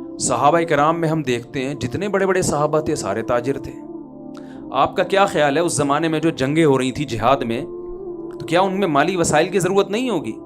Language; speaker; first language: Urdu; native; Urdu